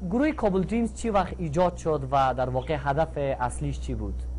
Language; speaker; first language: Persian; native; Persian